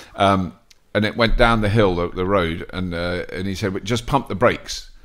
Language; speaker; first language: English; native; English